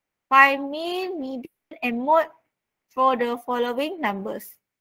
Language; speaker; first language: English; non-native, local second language; Malay